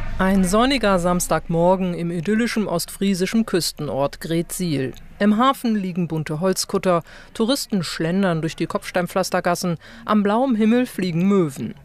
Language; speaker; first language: German; native; German